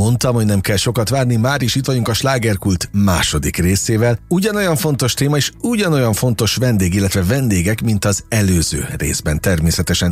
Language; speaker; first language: Hungarian; native; Hungarian